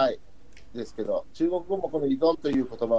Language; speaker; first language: Japanese; non-native, learner; Chinese